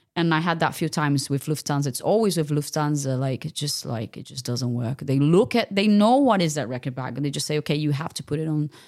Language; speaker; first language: English; non-native, fluent; Portuguese